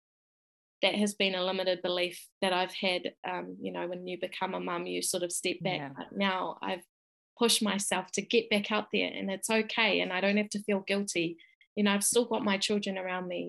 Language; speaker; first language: English; native; English